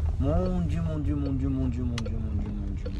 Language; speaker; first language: French; native; French